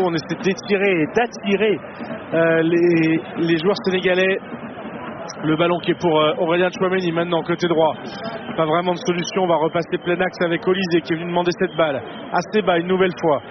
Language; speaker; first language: French; native; French